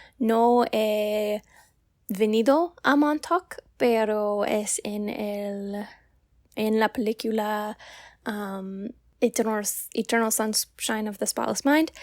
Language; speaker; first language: Spanish; non-native, learner; English